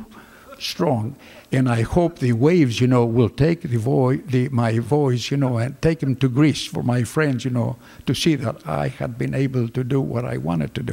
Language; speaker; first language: English; non-native, fluent; Greek